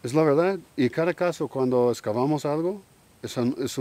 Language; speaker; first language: Spanish; non-native, learner; English